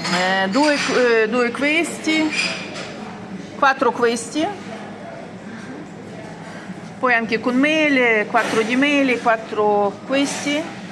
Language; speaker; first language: Italian; non-native, learner; Ukrainian